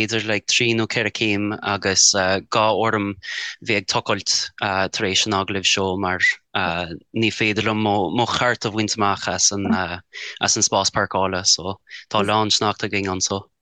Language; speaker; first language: Irish; non-native, fluent; English